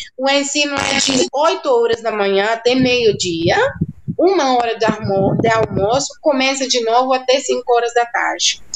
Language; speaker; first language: Portuguese; non-native, fluent; Spanish